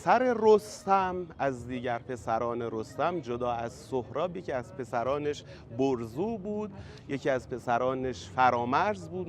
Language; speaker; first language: Persian; native; Persian